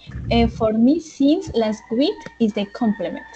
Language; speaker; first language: English; non-native, learner; Spanish